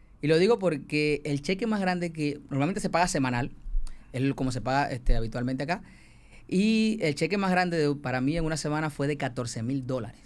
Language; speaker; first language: Spanish; native; Spanish